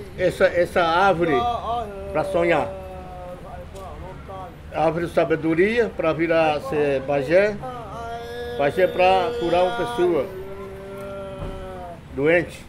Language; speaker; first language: Portuguese; non-native, local second language; Yanomámi